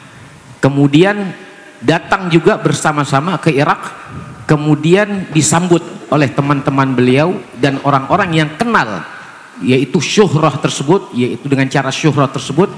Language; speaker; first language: Indonesian; native; Indonesian